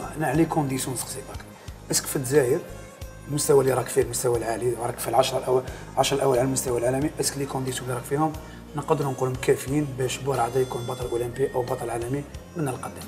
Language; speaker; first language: Arabic; native; Arabic